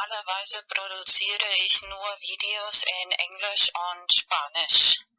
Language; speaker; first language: German; non-native, learner; Spanish